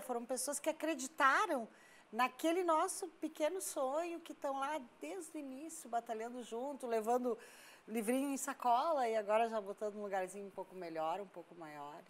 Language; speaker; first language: Portuguese; native; Portuguese